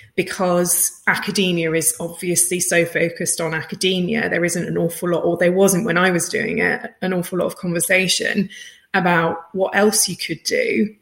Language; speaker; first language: English; native; English